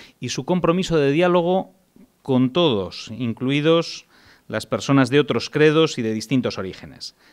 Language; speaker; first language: Spanish; native; Spanish